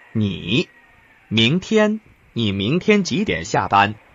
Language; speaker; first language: Chinese; non-native, learner; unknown